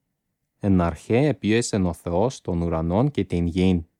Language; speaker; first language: Greek; non-native, fluent; English